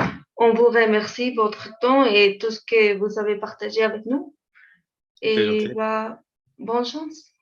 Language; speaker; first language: French; non-native, fluent; Spanish